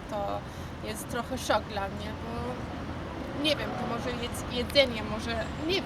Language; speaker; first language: Polish; non-native, learner; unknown